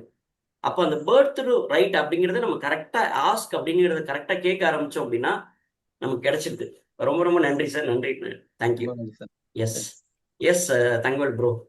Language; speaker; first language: Tamil; native; Tamil